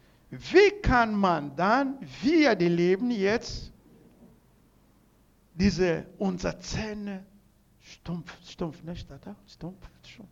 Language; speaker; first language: German; non-native, learner; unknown